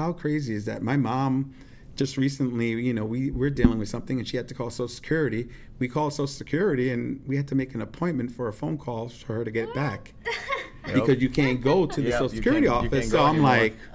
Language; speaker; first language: English; native; English